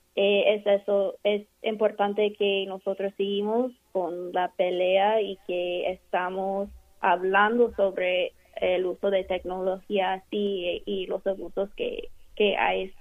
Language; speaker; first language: Spanish; non-native, fluent; English